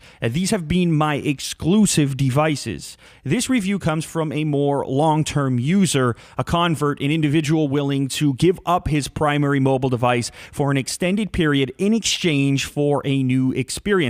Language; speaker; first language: English; native; English